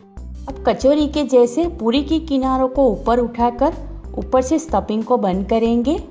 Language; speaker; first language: Hindi; non-native, local second language; Gujarati